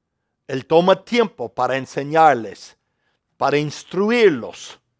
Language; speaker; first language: Spanish; non-native, fluent; English